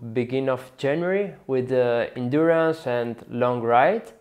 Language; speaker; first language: English; non-native, learner; Italian